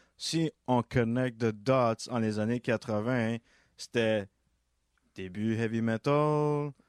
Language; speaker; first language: French; native; French